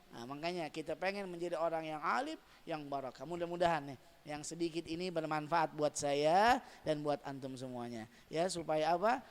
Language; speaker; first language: Indonesian; native; Indonesian